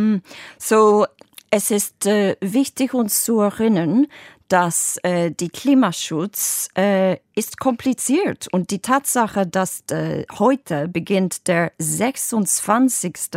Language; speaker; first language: German; non-native, fluent; English